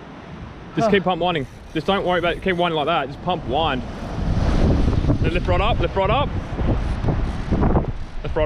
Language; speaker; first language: English; native; English